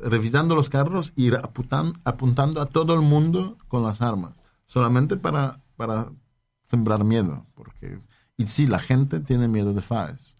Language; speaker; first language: Spanish; non-native, fluent; Polish